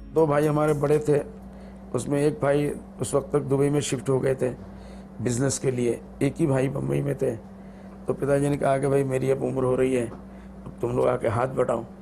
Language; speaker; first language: Hindi; non-native, local second language; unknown